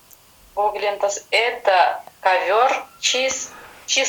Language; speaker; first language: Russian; non-native, learner; Kyrgyz